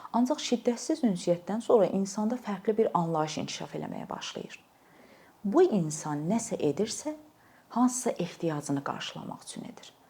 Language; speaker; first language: Azerbaijani; native; Azerbaijani